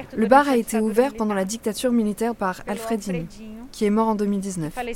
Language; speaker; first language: French; non-native, fluent; Portuguese